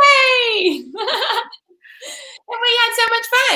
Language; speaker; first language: English; native; English